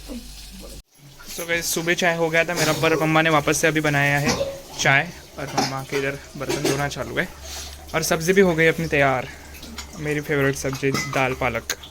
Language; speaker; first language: Hindi; non-native, local second language; Marathi